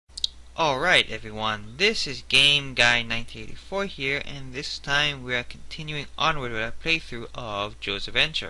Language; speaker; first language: English; native; English